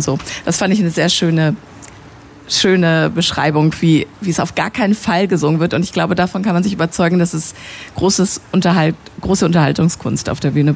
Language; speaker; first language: German; native; German